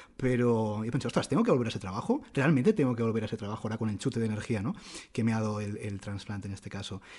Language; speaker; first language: Spanish; native; Spanish